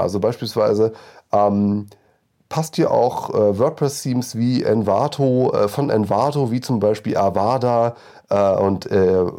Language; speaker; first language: German; native; German